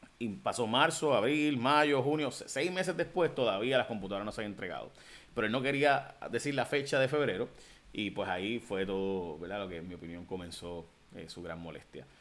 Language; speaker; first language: Spanish; early bilingual, heritage; Spanish